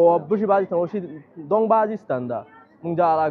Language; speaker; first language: Chinese; non-native, fluent; Bangla